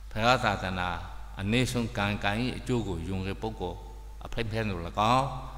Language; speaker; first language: Burmese; native; Burmese